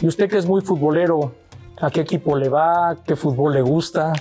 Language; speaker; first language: Spanish; native; Spanish